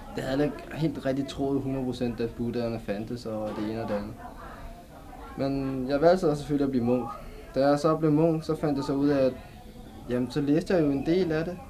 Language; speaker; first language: Danish; early bilingual, other home language; Thai